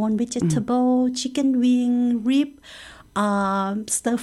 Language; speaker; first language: English; non-native, learner; Thai